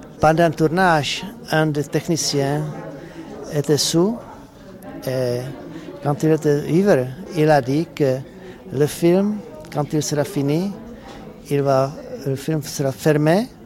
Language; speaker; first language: French; non-native, learner; Czech